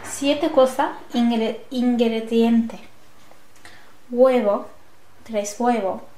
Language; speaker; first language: Spanish; non-native, learner; Turkish